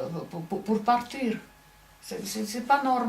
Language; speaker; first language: French; non-native, fluent; Hungarian